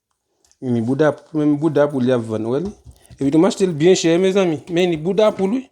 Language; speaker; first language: French; non-native, learner; Haitian Creole